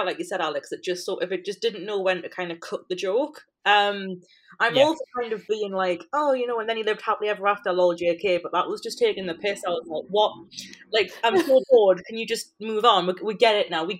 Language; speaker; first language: English; native; English